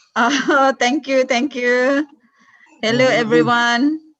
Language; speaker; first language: English; non-native, local second language; Malay